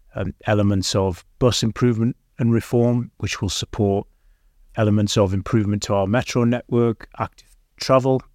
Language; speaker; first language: English; native; English